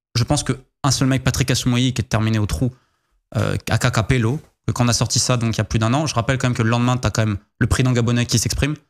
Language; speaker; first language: French; native; French